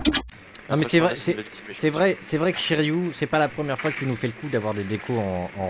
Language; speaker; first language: French; native; French